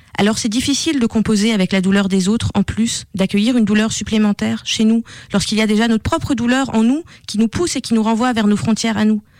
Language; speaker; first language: French; non-native, fluent; Russian